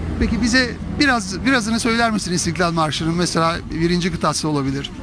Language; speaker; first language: Turkish; native; Turkish